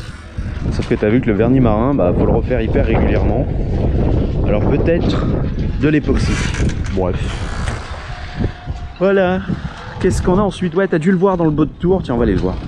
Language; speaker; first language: French; native; French